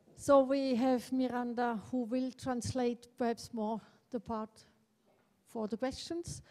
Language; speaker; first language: English; non-native, fluent; French